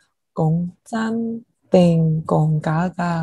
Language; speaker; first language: Cantonese; non-native, learner; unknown